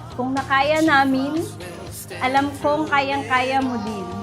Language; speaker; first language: Filipino; native; Filipino